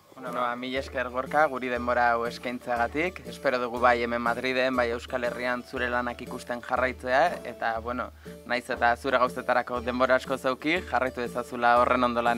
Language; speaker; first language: Basque; native; Basque